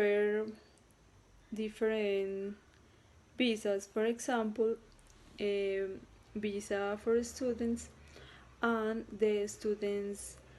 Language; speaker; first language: English; non-native, learner; Spanish